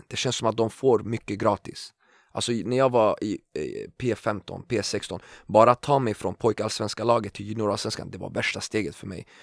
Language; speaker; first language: Swedish; early bilingual, other home language; Kurdish